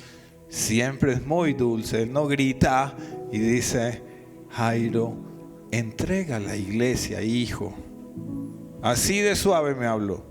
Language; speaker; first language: Spanish; native; Spanish